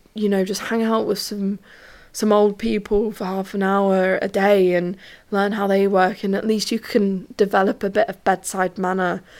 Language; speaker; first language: English; native; English